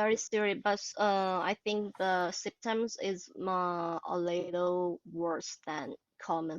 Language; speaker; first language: English; non-native, learner; Chinese